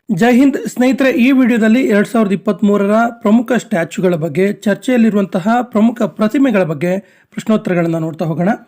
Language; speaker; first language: Kannada; native; Kannada